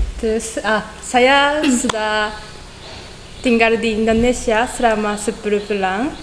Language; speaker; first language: Indonesian; non-native, learner; Japanese